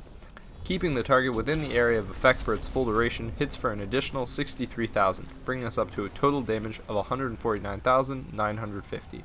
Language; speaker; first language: English; native; English